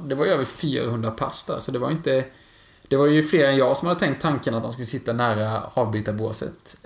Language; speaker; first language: Swedish; native; Swedish